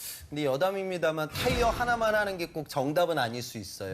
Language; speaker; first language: Korean; native; Korean